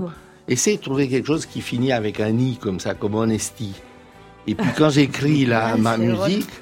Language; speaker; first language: French; non-native, fluent; Romanian